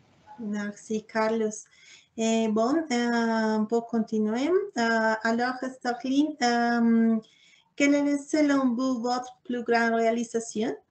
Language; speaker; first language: French; non-native, learner; Spanish